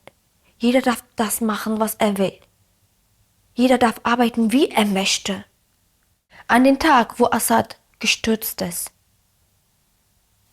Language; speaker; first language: German; early bilingual, other home language; Arabic